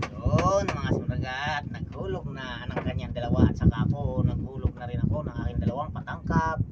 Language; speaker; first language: Filipino; native; Filipino